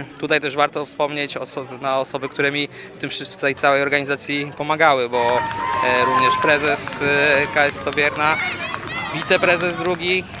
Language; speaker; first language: Polish; native; Polish